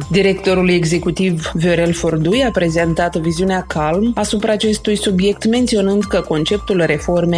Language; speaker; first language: Romanian; native; Romanian